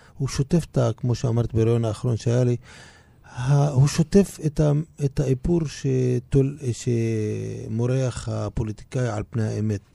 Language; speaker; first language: Hebrew; non-native, local second language; Arabic